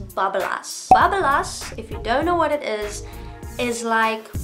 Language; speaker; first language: English; non-native, local second language; Afrikaans